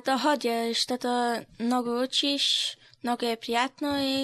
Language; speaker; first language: Bulgarian; early bilingual, heritage; Bulgarian